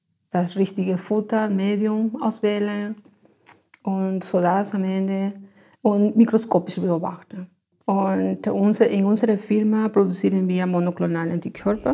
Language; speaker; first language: German; non-native, fluent; Spanish